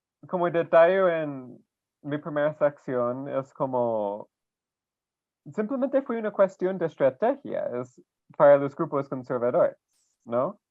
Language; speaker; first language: Spanish; non-native, fluent; English